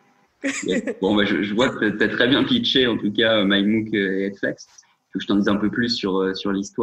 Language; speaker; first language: French; native; French